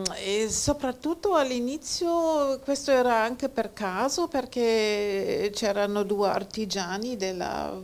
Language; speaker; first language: Italian; non-native, fluent; German